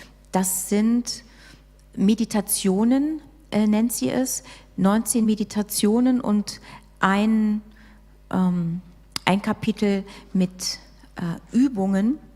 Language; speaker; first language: German; non-native, fluent; Arabic